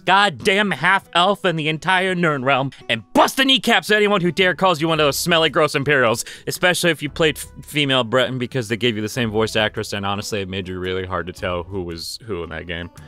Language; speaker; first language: English; native; English